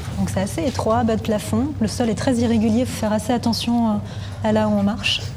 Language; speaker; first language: French; native; French